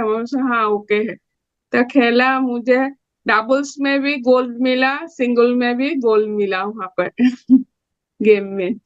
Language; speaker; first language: Hindi; non-native, local second language; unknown